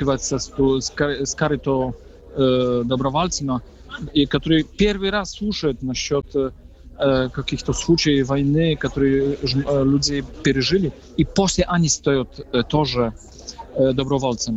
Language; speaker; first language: Russian; non-native, fluent; Polish